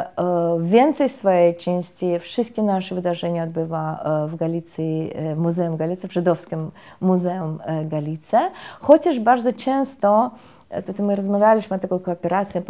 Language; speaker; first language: Polish; non-native, fluent; Russian